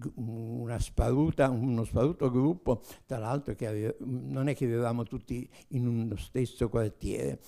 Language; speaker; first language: Italian; native; Italian